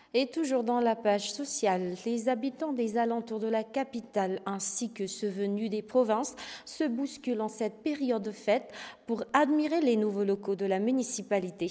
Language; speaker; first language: French; non-native, local second language; Malagasy